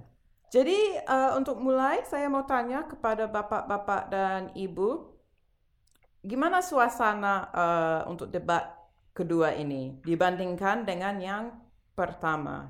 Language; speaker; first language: Indonesian; non-native, fluent; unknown